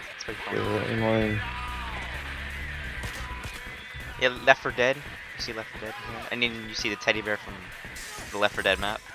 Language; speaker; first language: English; non-native, fluent; Swedish